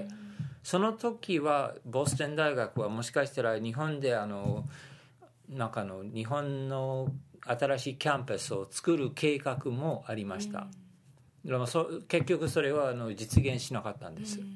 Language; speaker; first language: Japanese; non-native, fluent; English